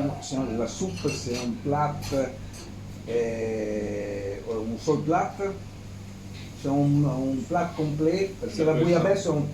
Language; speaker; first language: French; non-native, fluent; Italian